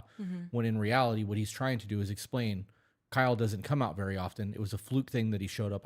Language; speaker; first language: English; native; English